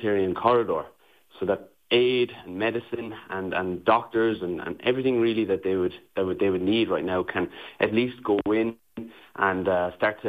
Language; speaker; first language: English; native; English